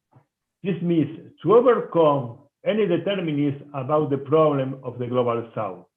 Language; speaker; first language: English; non-native, fluent; Spanish